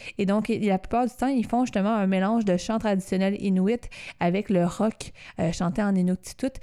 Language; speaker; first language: French; native; French